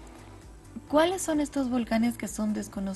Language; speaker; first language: Spanish; native; Spanish